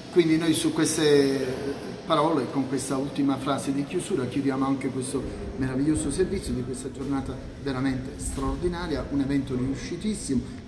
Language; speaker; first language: Italian; native; Italian